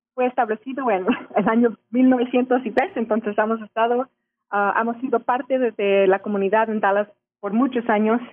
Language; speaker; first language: Spanish; early bilingual, heritage; Spanish